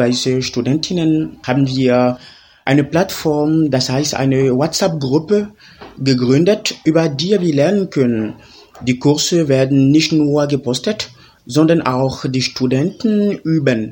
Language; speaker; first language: German; non-native, fluent; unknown